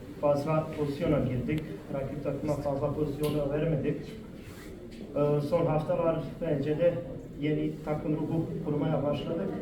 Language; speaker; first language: Turkish; non-native, fluent; Bosnian